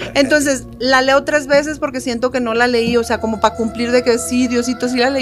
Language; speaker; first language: Spanish; native; Spanish